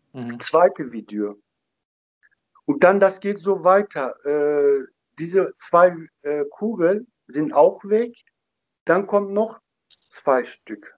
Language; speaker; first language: German; non-native, learner; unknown